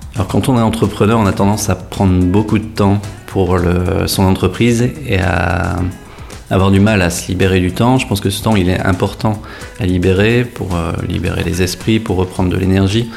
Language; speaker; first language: French; native; French